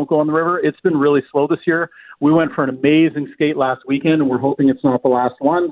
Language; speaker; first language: English; native; English